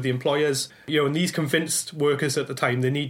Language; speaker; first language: English; native; English